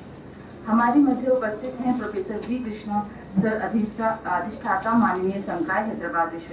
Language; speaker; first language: Hindi; native; Hindi